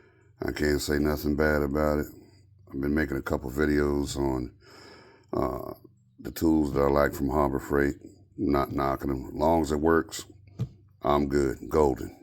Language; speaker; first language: English; native; English